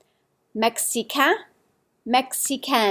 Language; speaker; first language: French; non-native, fluent; English